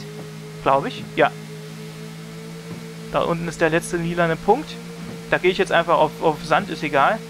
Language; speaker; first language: German; native; German